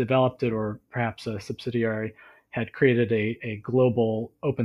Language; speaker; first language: English; native; English